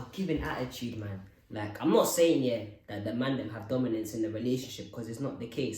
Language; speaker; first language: English; native; English